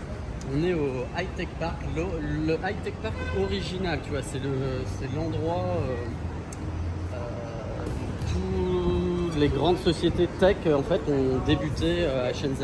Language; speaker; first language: French; native; French